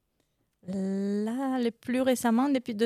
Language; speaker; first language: French; non-native, fluent; Romanian